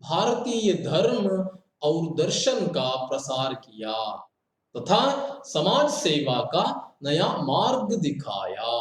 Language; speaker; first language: Hindi; non-native, local second language; Kannada